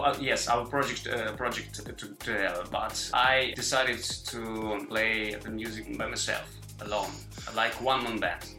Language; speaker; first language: English; non-native, learner; Ukrainian